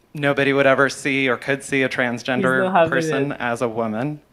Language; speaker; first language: English; native; English